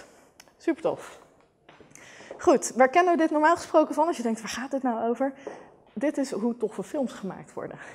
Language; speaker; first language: Dutch; native; Dutch